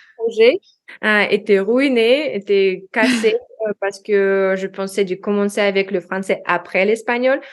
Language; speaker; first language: French; non-native, learner; Russian